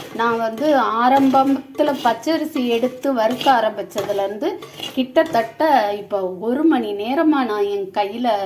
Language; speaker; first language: Tamil; native; Tamil